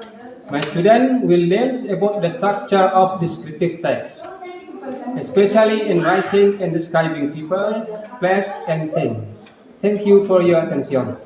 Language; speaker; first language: English; non-native, learner; Indonesian